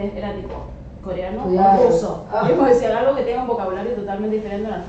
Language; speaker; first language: Spanish; native; Spanish